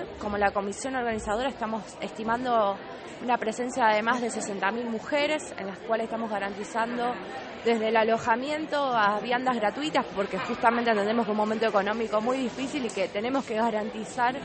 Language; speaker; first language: Spanish; native; Spanish